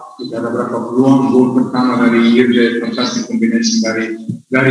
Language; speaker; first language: Indonesian; non-native, fluent; Serbian